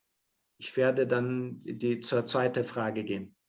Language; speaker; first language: German; non-native, fluent; Portuguese